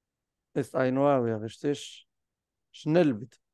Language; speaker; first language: German; non-native, fluent; Arabic